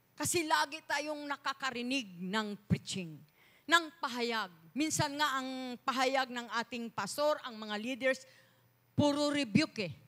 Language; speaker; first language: Filipino; non-native, local second language; Cebuano